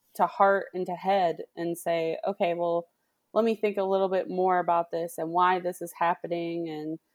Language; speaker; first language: English; native; English